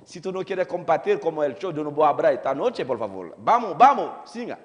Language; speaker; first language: Spanish; non-native, learner; Haitian Creole